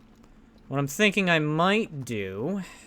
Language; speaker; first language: English; native; English